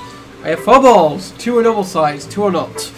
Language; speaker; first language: English; native; English